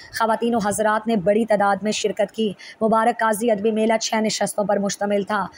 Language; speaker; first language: Urdu; non-native, local second language; Baluchi